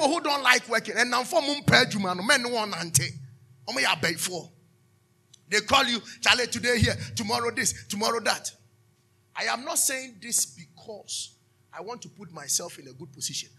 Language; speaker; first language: English; non-native, local second language; Akan